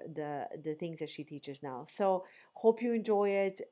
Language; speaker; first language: English; non-native, fluent; Bosnian